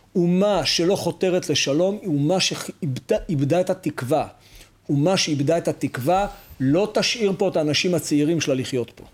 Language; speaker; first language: Hebrew; native; Hebrew